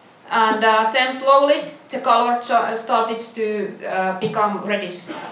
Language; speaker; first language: English; non-native, fluent; Finnish